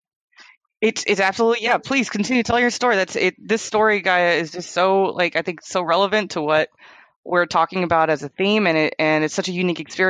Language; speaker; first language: English; native; English